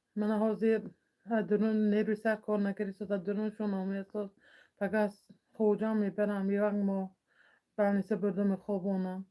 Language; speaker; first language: Tajik; native; Tajik